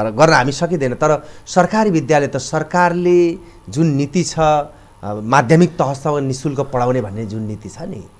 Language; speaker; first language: Nepali; native; Nepali